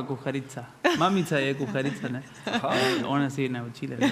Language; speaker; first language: Slovenian; non-native, learner; Spanish